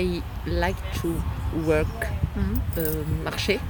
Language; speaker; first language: English; non-native, learner; French